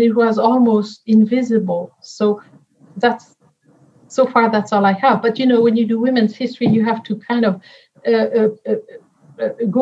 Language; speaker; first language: English; non-native, fluent; French